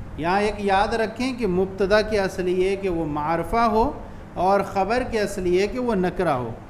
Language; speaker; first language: Urdu; native; Urdu